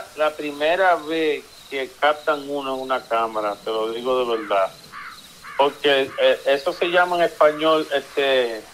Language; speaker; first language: Spanish; early bilingual, heritage; Spanish